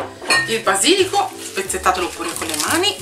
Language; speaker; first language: Italian; native; Italian